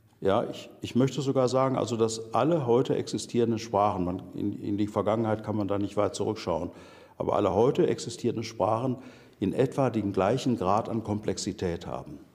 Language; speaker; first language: German; native; German